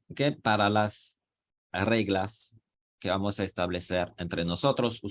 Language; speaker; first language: Spanish; non-native, fluent; French